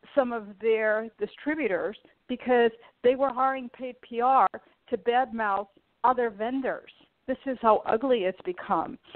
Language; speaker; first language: English; early bilingual, other home language; Portuguese